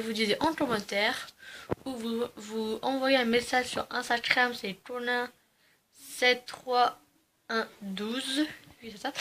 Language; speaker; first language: French; early bilingual, other home language; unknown